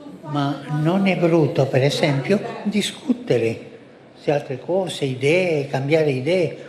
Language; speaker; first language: Italian; non-native, fluent; Spanish